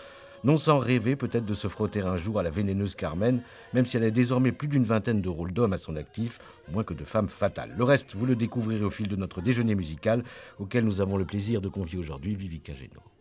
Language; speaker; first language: French; native; French